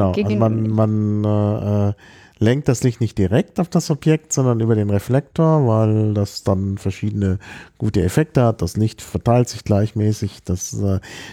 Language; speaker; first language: German; native; German